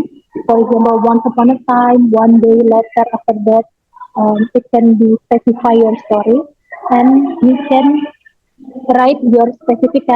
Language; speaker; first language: English; non-native, learner; Indonesian